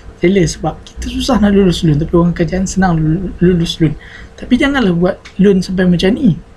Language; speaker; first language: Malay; native; Malay